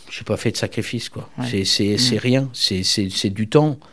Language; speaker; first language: French; native; French